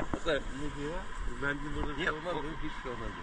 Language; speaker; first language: Russian; non-native, learner; Turkish